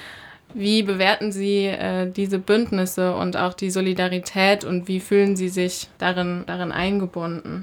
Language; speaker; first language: German; native; German